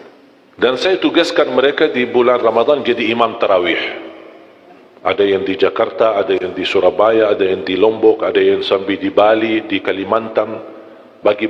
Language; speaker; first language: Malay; non-native, fluent; Arabic